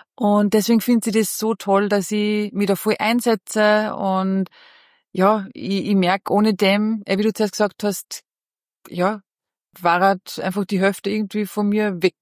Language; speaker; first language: German; early bilingual, other home language; Bosnian